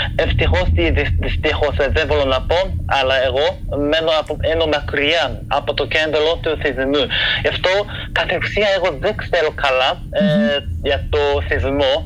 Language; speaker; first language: Greek; non-native, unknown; Japanese